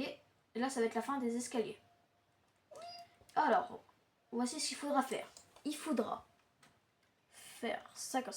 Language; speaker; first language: French; native; French